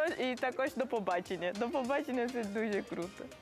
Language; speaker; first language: Ukrainian; non-native, learner; Portuguese